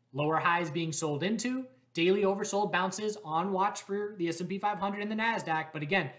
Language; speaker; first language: English; native; English